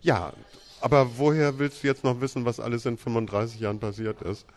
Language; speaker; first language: German; native; German